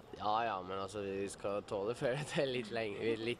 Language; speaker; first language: Norwegian; early bilingual, other home language; Russian